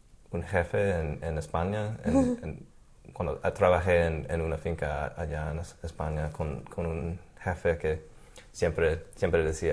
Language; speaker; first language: Spanish; non-native, fluent; English